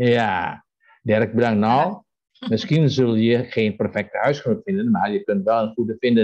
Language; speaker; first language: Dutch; non-native, fluent; Indonesian